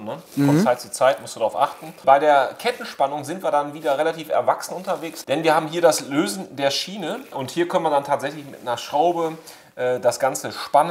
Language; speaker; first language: German; native; German